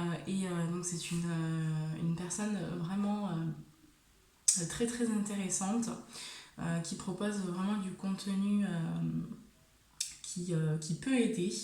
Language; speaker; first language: French; native; French